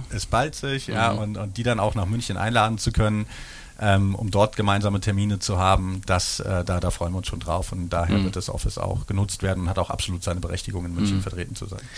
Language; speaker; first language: German; native; German